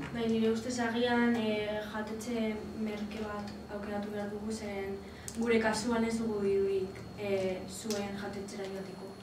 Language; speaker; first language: Basque; non-native, local second language; Spanish